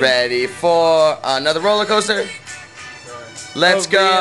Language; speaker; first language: English; native; English